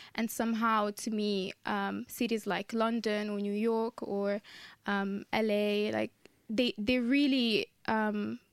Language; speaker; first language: English; non-native, fluent; Italian